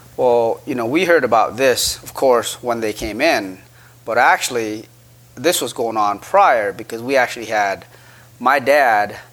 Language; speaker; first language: English; early bilingual, other home language; Khmer